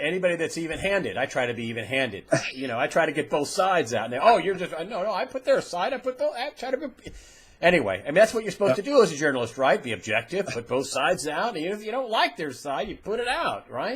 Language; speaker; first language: English; native; English